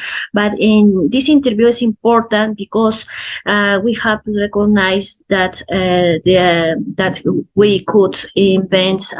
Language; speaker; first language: English; non-native, learner; Spanish